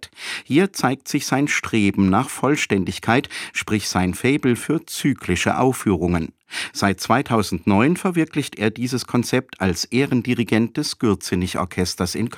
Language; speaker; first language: German; native; German